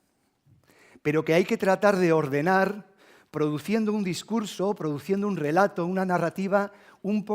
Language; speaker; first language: Spanish; native; Spanish